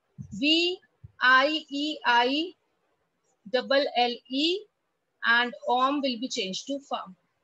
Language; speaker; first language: English; non-native, local second language; Hindi